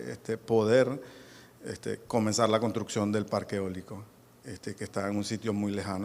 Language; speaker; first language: Spanish; non-native, fluent; Portuguese